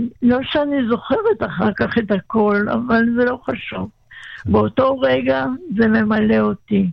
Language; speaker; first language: Hebrew; non-native, local second language; German